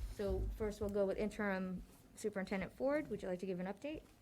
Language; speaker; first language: English; native; English